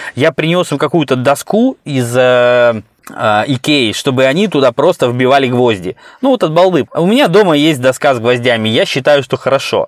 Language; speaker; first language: Russian; native; Russian